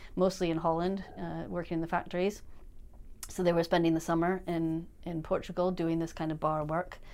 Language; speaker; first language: English; native; English